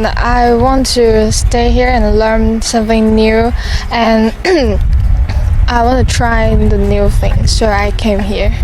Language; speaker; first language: English; non-native, learner; Cantonese